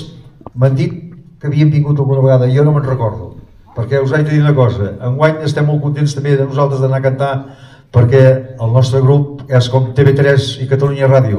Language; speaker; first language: Catalan; native; Catalan